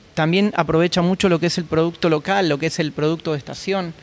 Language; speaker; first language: Spanish; native; Spanish